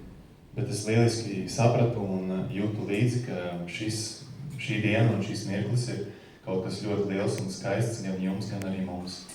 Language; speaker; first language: Latvian; native; Latvian